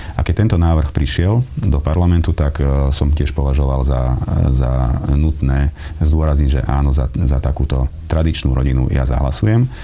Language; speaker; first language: Slovak; non-native, local second language; Hungarian